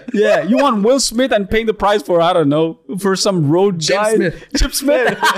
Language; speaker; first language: English; non-native, local second language; Punjabi